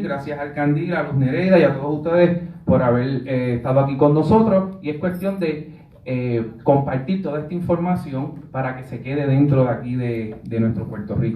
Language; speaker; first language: Spanish; native; Spanish